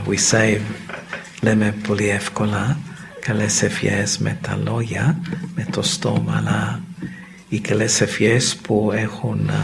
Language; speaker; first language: Greek; non-native, learner; English